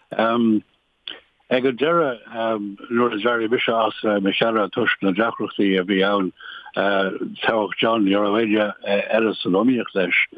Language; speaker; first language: Irish; non-native, local second language; English